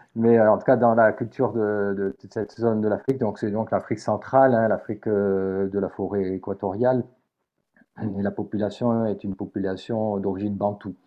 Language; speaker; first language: French; native; French